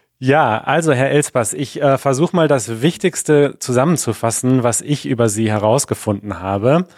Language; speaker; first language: German; native; German